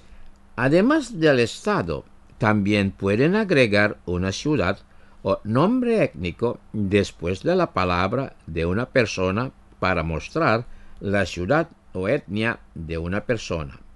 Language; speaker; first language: Spanish; non-native, fluent; Indonesian